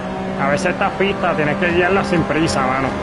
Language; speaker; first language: Spanish; early bilingual, heritage; Spanish